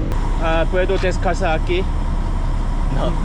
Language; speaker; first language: Spanish; non-native, learner; Korean